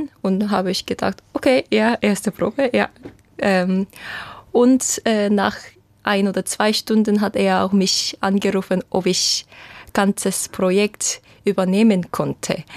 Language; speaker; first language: German; non-native, fluent; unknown